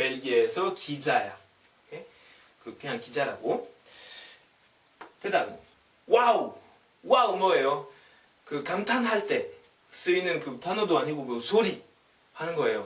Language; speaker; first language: Korean; non-native, fluent; French